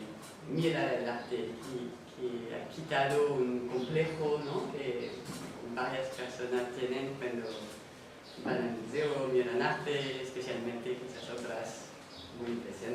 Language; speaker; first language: Spanish; non-native, fluent; French